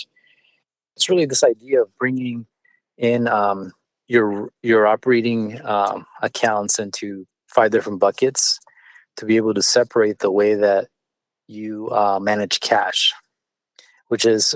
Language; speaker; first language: English; early bilingual, other home language; Spanish